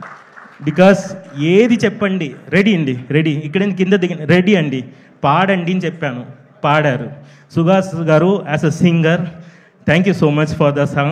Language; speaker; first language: Telugu; non-native, fluent; Tamil